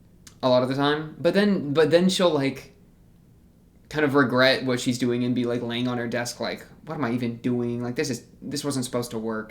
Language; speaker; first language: English; native; English